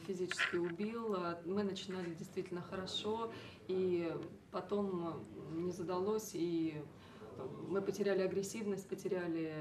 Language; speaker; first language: Russian; native; Russian